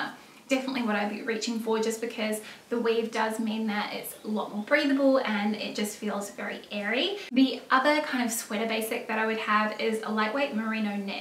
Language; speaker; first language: English; native; English